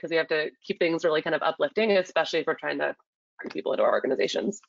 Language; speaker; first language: English; native; English